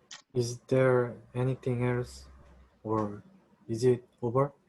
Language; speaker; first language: English; non-native, learner; Korean